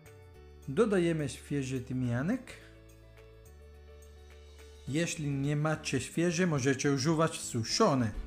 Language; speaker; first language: Polish; non-native, learner; Italian